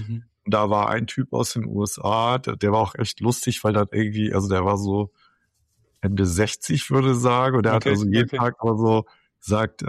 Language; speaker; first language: German; native; German